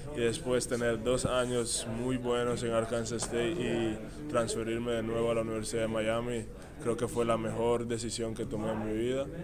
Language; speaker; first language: Spanish; native; Spanish